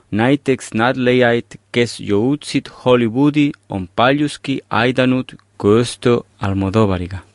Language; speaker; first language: Estonian; non-native, fluent; Catalan